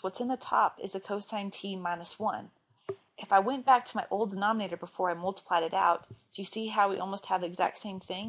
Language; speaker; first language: English; native; English